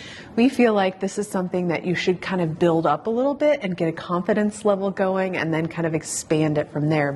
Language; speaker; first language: English; native; English